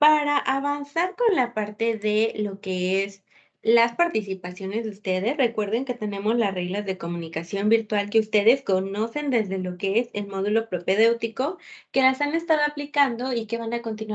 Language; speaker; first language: Spanish; native; Spanish